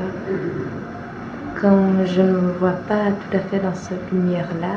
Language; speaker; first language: French; non-native, fluent; English